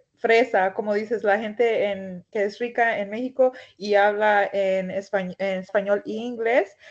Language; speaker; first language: Spanish; early bilingual, heritage; Spanish